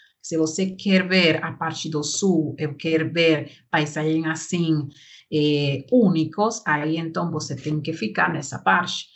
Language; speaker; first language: Portuguese; non-native, learner; Spanish